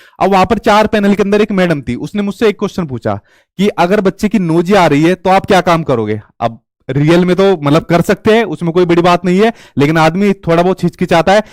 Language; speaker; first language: Hindi; native; Hindi